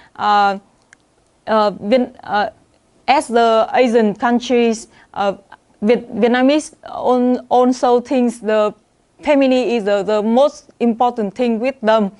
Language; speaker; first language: English; non-native, learner; Vietnamese